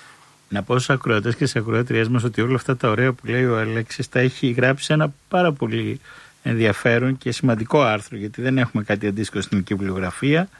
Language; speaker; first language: Greek; native; Greek